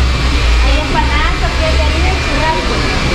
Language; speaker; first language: Spanish; native; Spanish